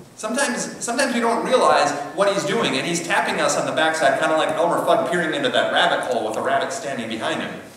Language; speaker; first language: English; native; English